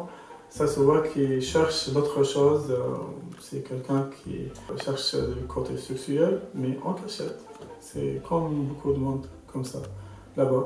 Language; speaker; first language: French; non-native, local second language; Arabic